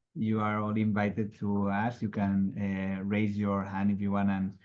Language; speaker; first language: English; non-native, fluent; Catalan